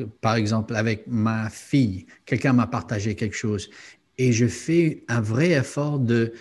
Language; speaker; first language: French; non-native, fluent; English